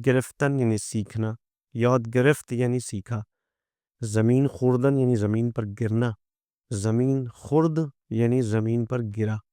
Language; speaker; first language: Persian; non-native, fluent; Urdu